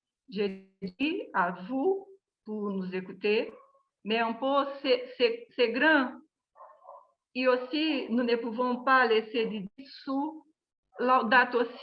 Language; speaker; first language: French; non-native, learner; Portuguese